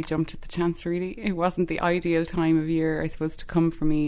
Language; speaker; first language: English; native; English